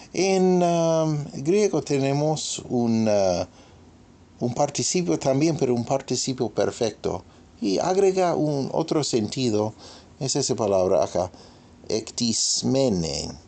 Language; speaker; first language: Spanish; non-native, fluent; English